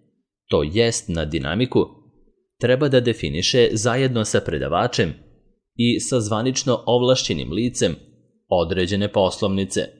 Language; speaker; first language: Serbian; native; Serbian